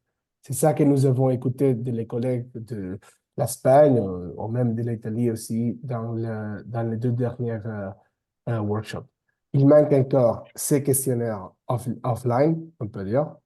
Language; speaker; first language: French; non-native, fluent; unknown